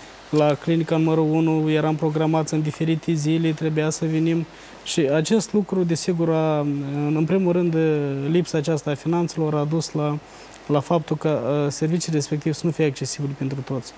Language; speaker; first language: Romanian; native; Romanian